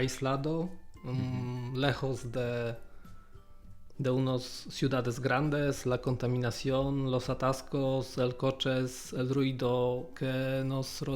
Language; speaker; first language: Spanish; non-native, learner; Polish